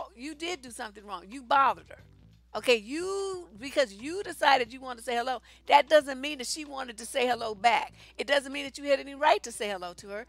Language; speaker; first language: English; native; English